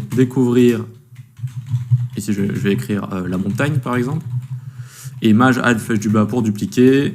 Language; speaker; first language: French; native; French